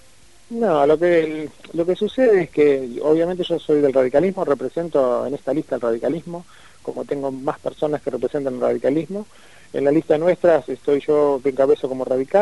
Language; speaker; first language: Spanish; native; Spanish